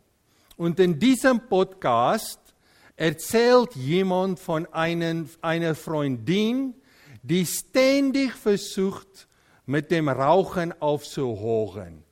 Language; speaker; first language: German; non-native, fluent; Dutch